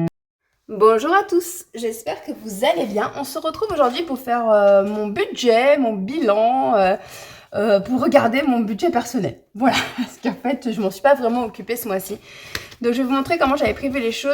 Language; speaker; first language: French; native; French